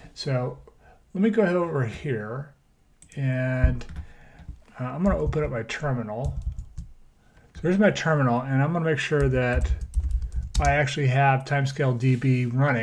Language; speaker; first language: English; native; English